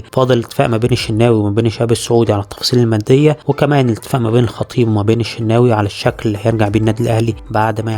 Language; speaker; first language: Arabic; native; Arabic